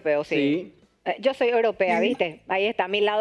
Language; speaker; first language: Spanish; native; Spanish